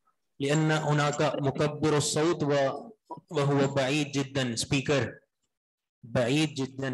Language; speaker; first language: Arabic; non-native, fluent; Urdu